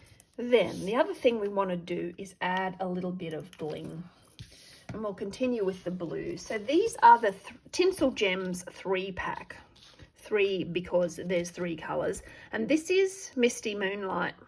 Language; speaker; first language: English; native; English